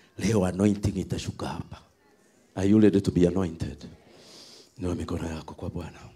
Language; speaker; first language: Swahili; non-native, local second language; Kikuyu